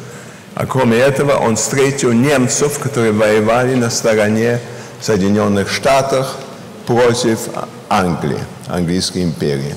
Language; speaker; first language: Russian; early bilingual, heritage; Russian